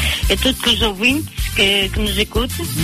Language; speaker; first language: French; non-native, local second language; Portuguese